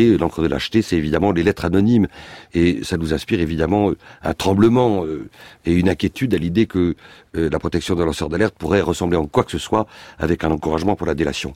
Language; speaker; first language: French; native; French